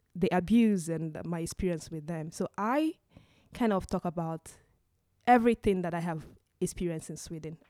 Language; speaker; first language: English; non-native, local second language; Igbo